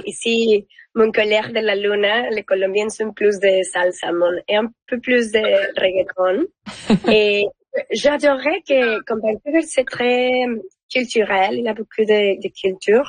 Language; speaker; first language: French; non-native, learner; Spanish